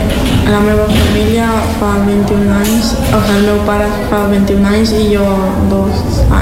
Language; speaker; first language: Catalan; non-native, learner; Spanish